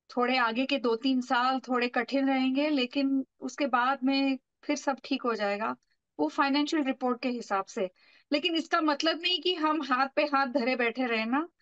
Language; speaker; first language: Hindi; non-native, local second language; Marathi